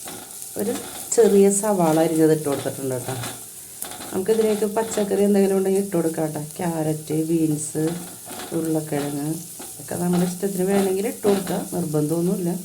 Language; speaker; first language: Malayalam; native; Malayalam